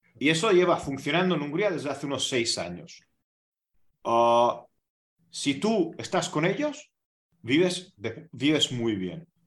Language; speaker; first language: Spanish; non-native, fluent; Hungarian